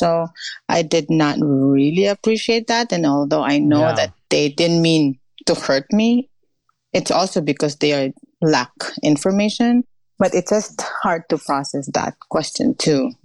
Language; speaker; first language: English; non-native, local second language; Filipino